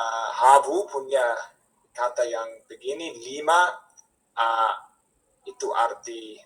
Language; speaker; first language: Indonesian; non-native, fluent; English